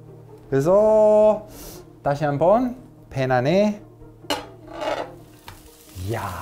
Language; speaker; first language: Korean; non-native, learner; Italian